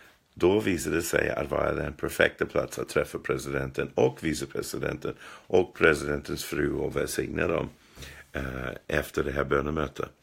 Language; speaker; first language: Swedish; non-native, fluent; English